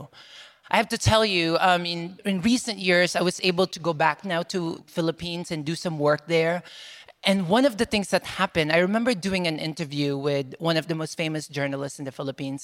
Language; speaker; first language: English; non-native, local second language; Filipino